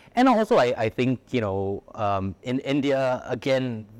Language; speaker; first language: English; native; English